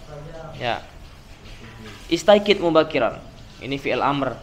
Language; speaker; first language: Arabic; non-native, fluent; Indonesian